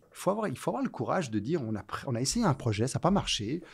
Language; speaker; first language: French; native; French